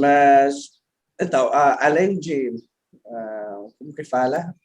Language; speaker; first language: Portuguese; non-native, learner; Filipino